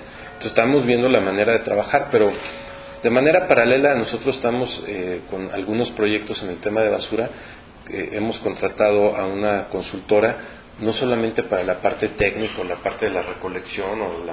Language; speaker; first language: Spanish; native; Spanish